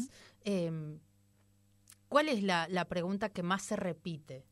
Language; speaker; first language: Spanish; native; Spanish